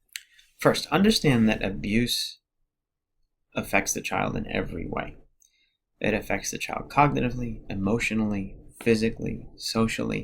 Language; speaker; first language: English; native; English